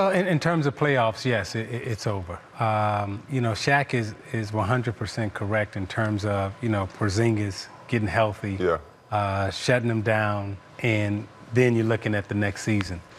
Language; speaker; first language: English; native; English